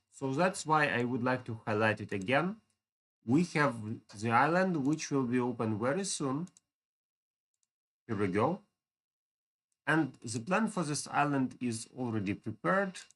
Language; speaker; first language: English; non-native, fluent; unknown